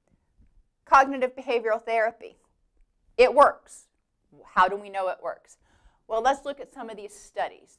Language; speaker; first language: English; native; English